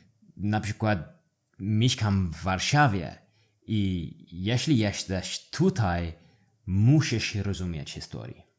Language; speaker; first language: Polish; non-native, learner; English